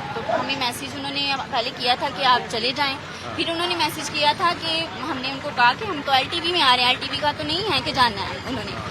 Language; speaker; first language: Urdu; native; Urdu